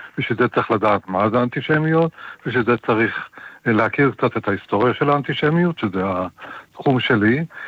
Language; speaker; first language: Hebrew; native; Hebrew